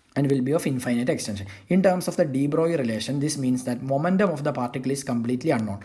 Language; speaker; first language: English; non-native, local second language; Malayalam